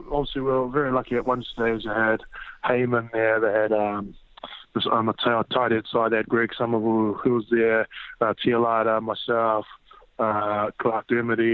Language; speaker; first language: English; native; English